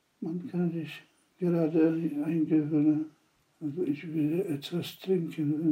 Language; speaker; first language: German; non-native, fluent; Polish